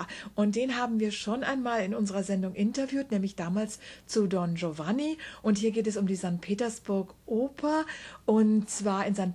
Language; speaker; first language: German; native; German